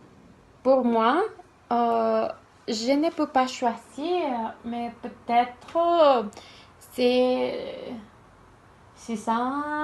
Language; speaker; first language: French; non-native, learner; Spanish